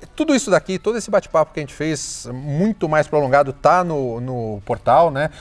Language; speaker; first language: Portuguese; native; Portuguese